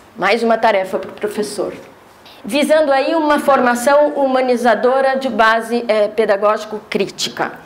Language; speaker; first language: Portuguese; native; Portuguese